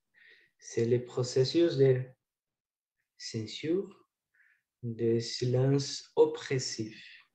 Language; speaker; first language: French; non-native, learner; Portuguese